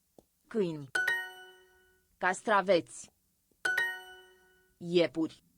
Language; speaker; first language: Romanian; non-native, learner; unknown